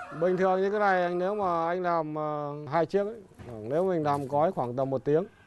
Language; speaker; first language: Vietnamese; native; Vietnamese